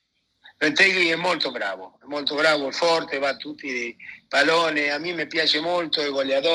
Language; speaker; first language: Italian; non-native, fluent; Spanish